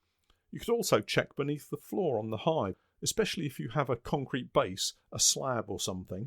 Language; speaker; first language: English; native; English